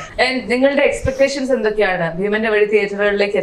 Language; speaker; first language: Malayalam; native; Malayalam